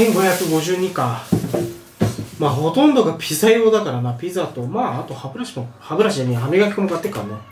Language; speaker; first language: Japanese; native; Japanese